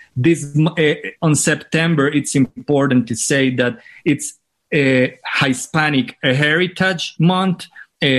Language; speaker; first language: English; non-native, fluent; Spanish